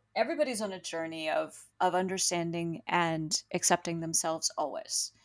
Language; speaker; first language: English; early bilingual, other home language; Spanish